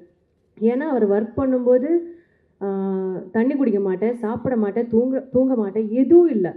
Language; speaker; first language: Tamil; non-native, learner; Malayalam